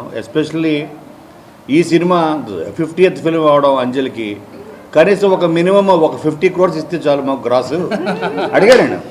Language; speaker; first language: Telugu; native; Telugu